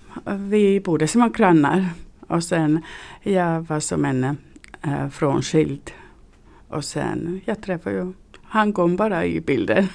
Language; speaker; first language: Swedish; non-native, learner; Finnish